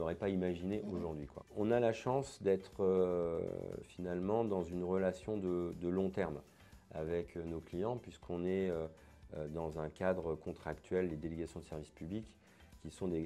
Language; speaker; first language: French; native; French